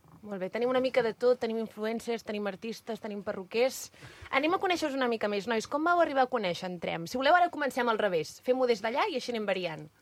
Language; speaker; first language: Catalan; native; Catalan